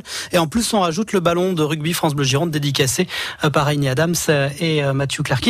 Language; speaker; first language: French; native; French